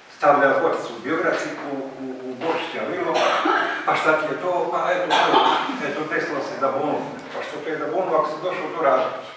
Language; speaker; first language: Bosnian; native; Bosnian